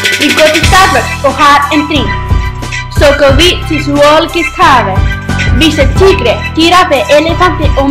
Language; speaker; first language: Danish; non-native, learner; Icelandic